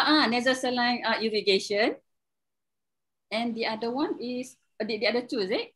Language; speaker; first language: English; non-native, local second language; Malay